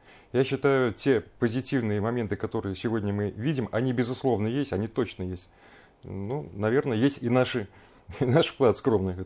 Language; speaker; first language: Russian; native; Russian